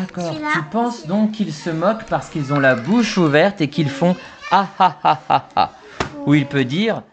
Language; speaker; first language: French; native; French